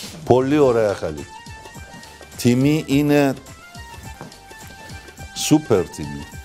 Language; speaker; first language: Greek; non-native, learner; Persian